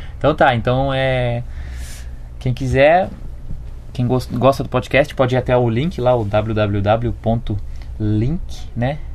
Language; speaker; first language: Portuguese; native; Portuguese